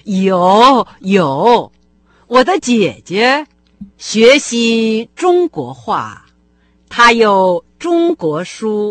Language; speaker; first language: Chinese; non-native, fluent; Russian